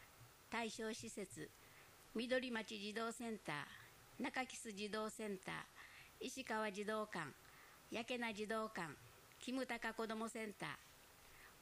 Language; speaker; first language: Japanese; native; Japanese